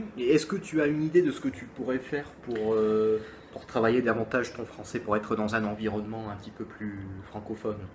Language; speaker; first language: French; native; French